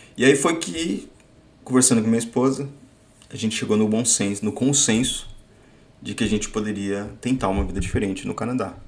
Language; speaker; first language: Portuguese; native; Portuguese